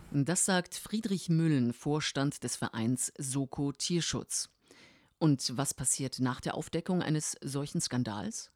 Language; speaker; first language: German; native; German